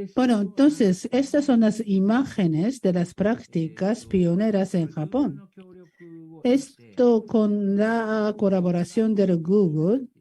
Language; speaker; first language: Spanish; non-native, learner; Japanese